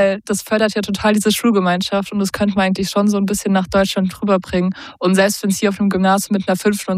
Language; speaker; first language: German; native; German